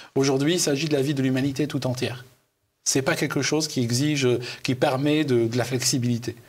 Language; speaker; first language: French; non-native, local second language; Arabic